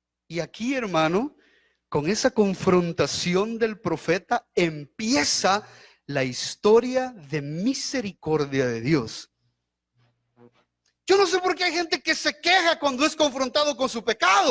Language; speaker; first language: Spanish; native; Spanish